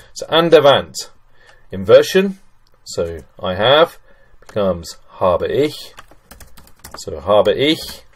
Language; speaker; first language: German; non-native, fluent; English